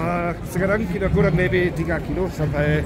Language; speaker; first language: Indonesian; non-native, learner; German